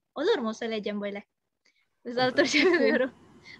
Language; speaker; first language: Turkish; non-native, learner; Indonesian